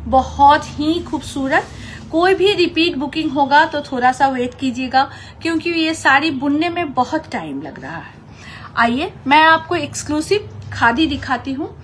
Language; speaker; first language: Hindi; non-native, local second language; Bangla